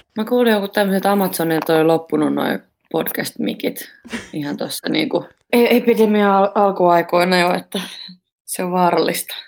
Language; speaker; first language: Finnish; native; Finnish